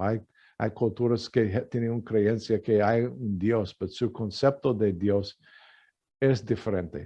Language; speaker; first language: Spanish; non-native, fluent; English